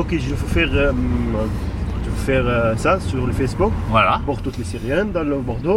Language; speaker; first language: French; non-native, learner; Arabic